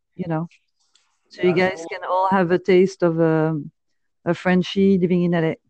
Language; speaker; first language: English; non-native, fluent; French